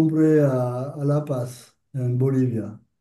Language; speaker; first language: Spanish; non-native, learner; French